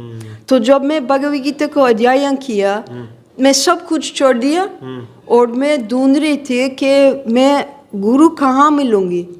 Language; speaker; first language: Hindi; non-native, fluent; English